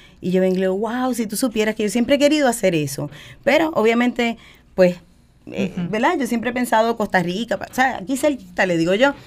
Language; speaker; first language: Spanish; native; Spanish